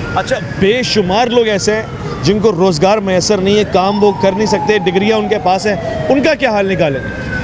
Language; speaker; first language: Urdu; native; Urdu